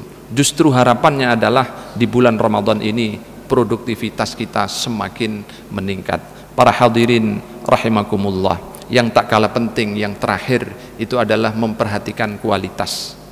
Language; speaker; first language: Indonesian; native; Indonesian